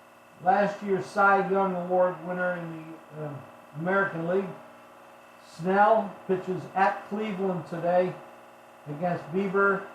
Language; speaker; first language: English; native; English